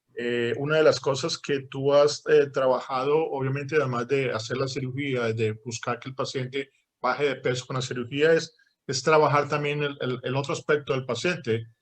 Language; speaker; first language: Spanish; native; Spanish